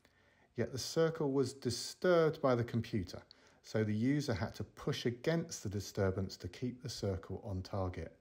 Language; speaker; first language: English; native; English